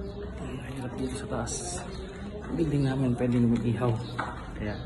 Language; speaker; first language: Filipino; non-native, local second language; Cebuano